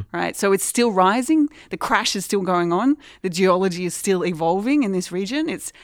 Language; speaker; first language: English; native; English